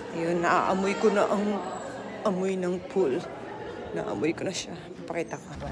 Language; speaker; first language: Filipino; native; Filipino